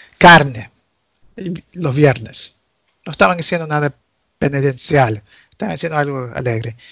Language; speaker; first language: Spanish; early bilingual, heritage; Spanish